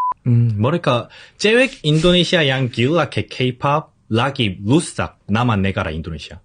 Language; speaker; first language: Indonesian; non-native, fluent; Korean